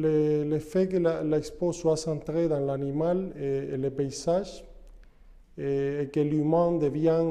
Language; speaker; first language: French; non-native, fluent; Spanish